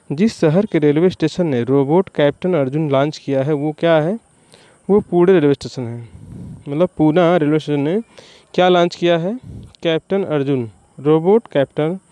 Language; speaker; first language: Hindi; native; Hindi